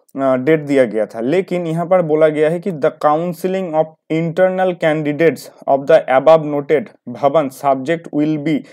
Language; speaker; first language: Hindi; non-native, local second language; Bangla